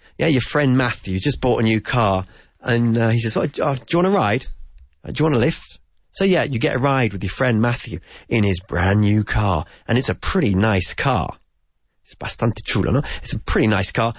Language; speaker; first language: English; native; English